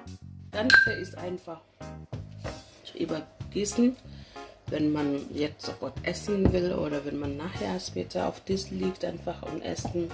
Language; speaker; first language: German; non-native, learner; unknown